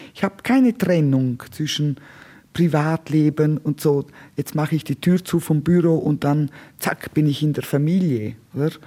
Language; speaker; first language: German; non-native, local second language; Romansh